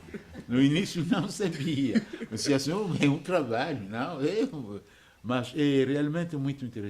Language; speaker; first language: Portuguese; non-native, fluent; French